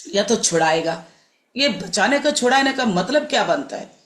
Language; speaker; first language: Hindi; non-native, local second language; Telugu